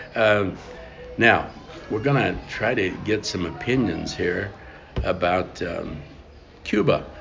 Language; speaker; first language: English; native; English